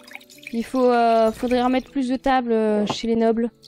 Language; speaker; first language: French; native; French